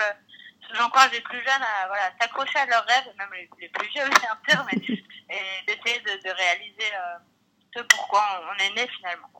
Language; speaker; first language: French; native; French